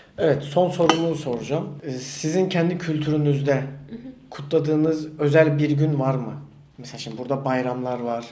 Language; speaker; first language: Turkish; native; Turkish